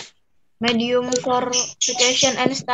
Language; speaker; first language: English; non-native, learner; Indonesian